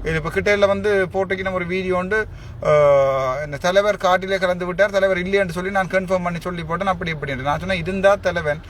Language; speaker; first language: Tamil; native; Tamil